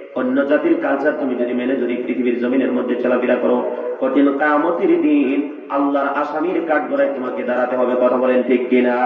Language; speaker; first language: Bangla; native; Bangla